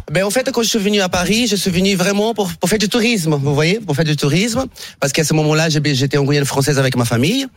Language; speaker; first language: French; non-native, fluent; Portuguese